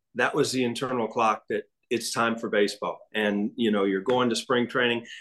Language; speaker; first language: English; native; English